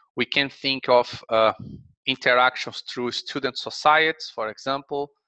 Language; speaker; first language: English; non-native, fluent; Portuguese